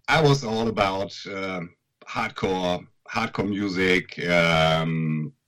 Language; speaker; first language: English; non-native, fluent; German